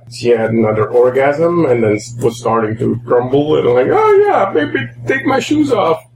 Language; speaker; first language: English; native; English